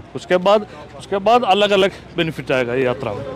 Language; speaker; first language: Hindi; non-native, local second language; Malayalam